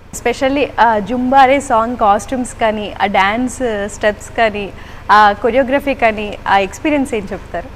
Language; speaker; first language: Telugu; native; Telugu